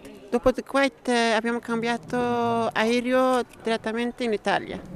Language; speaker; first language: Italian; non-native, learner; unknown